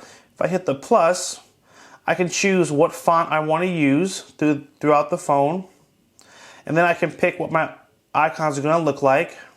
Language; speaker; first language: English; native; English